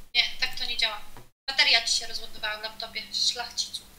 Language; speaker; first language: Polish; non-native, fluent; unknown